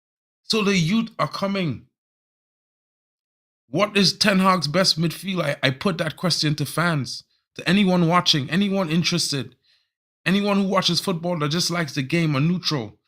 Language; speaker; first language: English; native; English